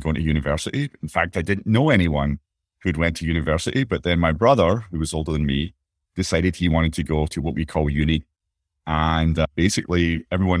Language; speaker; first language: English; native; English